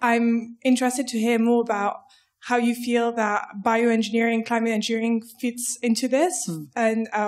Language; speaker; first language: English; native; English